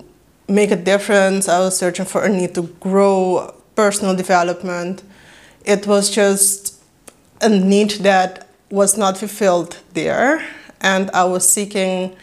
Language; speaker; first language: English; non-native, fluent; Papiamento